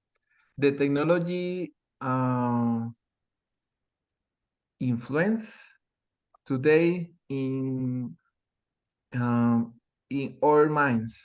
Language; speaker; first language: English; non-native, learner; Spanish